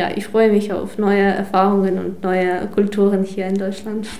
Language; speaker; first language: German; non-native, fluent; Ukrainian